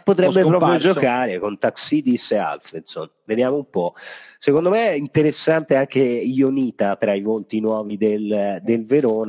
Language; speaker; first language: Italian; native; Italian